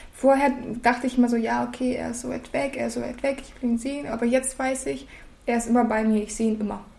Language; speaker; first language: German; early bilingual, other home language; Russian